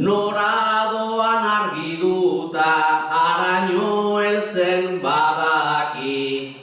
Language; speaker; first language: Basque; native; Basque